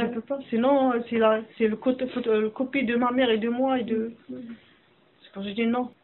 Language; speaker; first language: French; non-native, learner; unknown